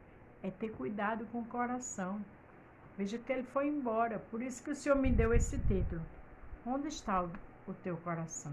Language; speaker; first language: Portuguese; native; Portuguese